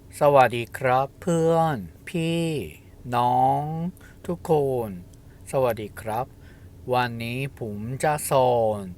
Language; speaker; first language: Thai; non-native, fluent; Korean